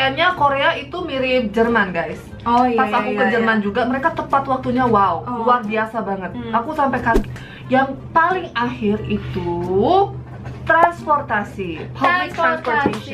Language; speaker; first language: Indonesian; early bilingual, heritage; Korean